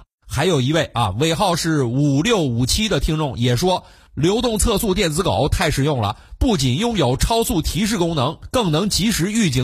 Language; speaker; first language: Chinese; native; Chinese